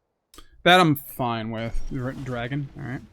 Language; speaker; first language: English; native; English